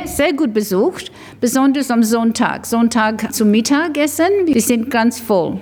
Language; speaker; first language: German; early bilingual, heritage; English